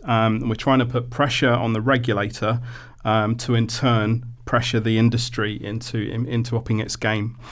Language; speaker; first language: English; native; English